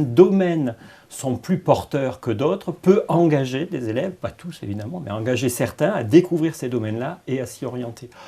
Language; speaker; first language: French; native; French